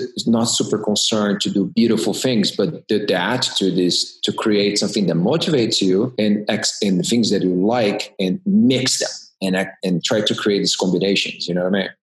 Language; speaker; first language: English; non-native, fluent; Portuguese